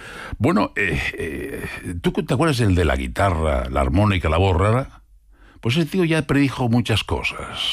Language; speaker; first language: Spanish; native; Spanish